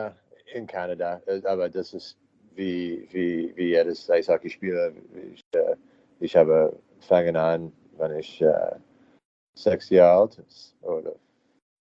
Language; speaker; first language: German; non-native, learner; English